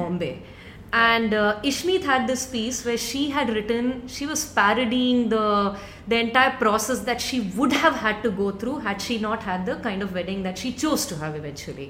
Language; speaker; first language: English; non-native, local second language; Tamil